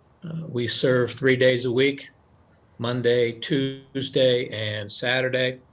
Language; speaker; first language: English; native; English